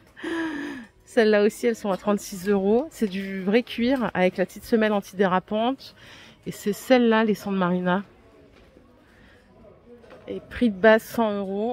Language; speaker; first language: French; native; French